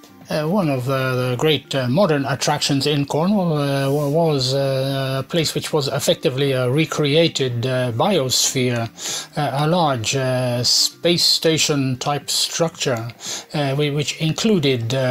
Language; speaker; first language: English; native; English